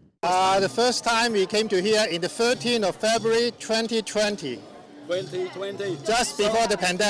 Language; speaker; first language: English; non-native, fluent; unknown